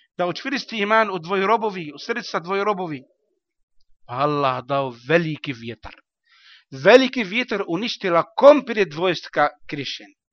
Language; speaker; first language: Bosnian; non-native, learner; Arabic